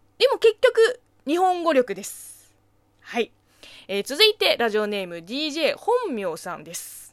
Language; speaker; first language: Japanese; non-native, fluent; Chinese